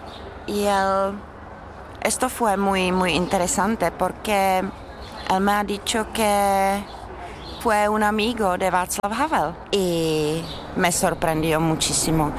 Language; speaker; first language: Spanish; non-native, learner; Czech